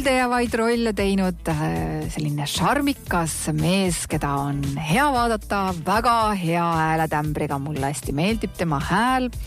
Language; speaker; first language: Estonian; native; Estonian